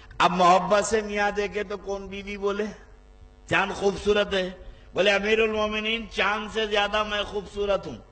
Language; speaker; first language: Urdu; native; Urdu